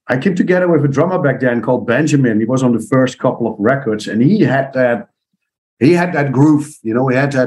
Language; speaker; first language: English; non-native, fluent; Dutch